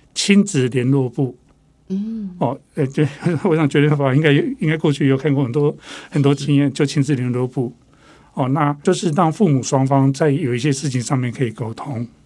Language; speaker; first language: Chinese; non-native, local second language; Min Nan Chinese